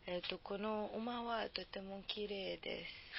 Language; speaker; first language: Japanese; non-native, learner; Serbian